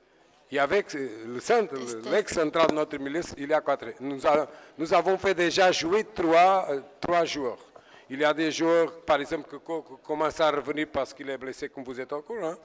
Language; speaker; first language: French; non-native, fluent; Portuguese